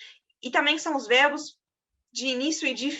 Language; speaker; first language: Portuguese; non-native, fluent; German